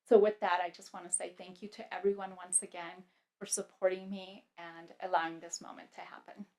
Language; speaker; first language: English; early bilingual, other home language; Punjabi